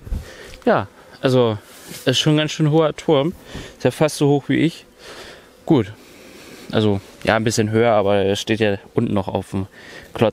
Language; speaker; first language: German; native; German